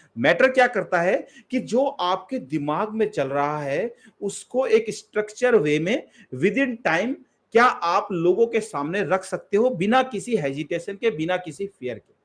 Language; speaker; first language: Hindi; native; Hindi